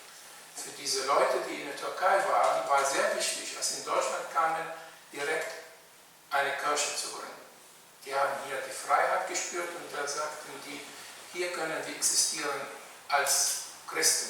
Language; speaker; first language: German; non-native, fluent; Arabic